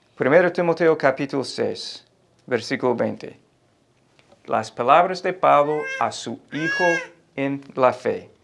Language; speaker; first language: Spanish; non-native, fluent; English